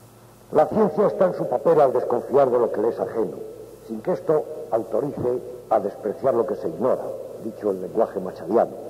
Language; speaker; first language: Spanish; native; Spanish